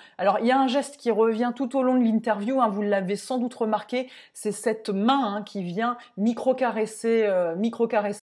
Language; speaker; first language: French; native; French